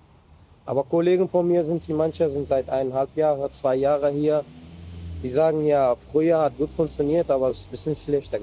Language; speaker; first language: German; non-native, fluent; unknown